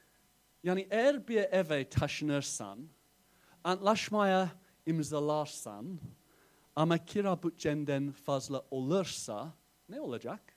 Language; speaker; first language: Turkish; non-native, fluent; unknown